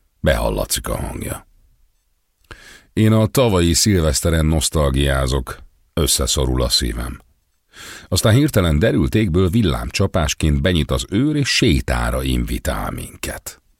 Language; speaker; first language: Hungarian; native; Hungarian